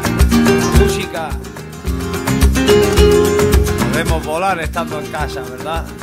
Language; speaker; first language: Spanish; native; Spanish